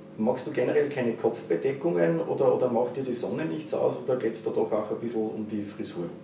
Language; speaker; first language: German; native; German